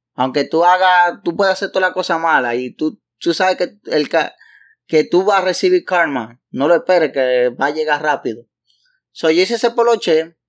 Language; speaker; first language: Spanish; native; Spanish